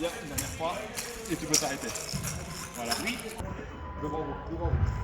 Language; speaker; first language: French; native; French